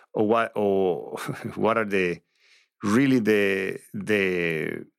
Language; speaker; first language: English; non-native, fluent; Spanish